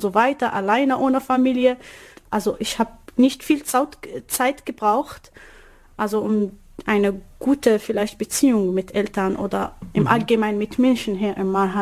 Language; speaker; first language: German; non-native, learner; Arabic